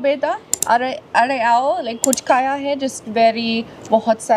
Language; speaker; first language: Hindi; non-native, learner; English